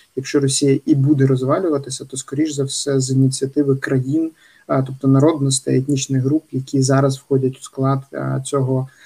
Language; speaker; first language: Ukrainian; native; Ukrainian